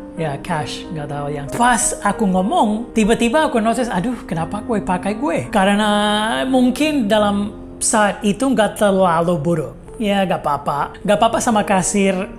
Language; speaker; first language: Indonesian; non-native, fluent; English